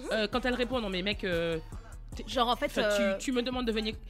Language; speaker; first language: French; native; French